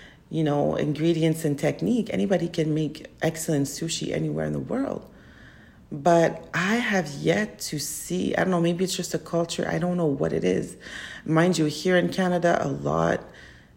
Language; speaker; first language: English; native; English